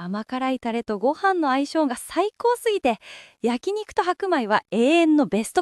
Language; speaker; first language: Japanese; native; Japanese